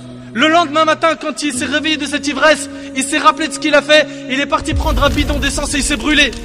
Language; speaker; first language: French; native; French